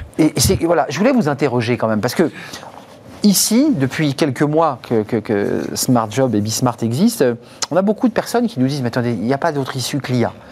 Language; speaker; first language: French; native; French